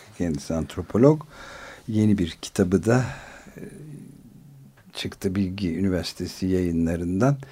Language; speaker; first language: Turkish; native; Turkish